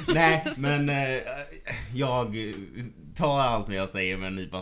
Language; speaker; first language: Swedish; native; Swedish